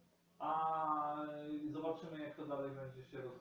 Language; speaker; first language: Polish; native; Polish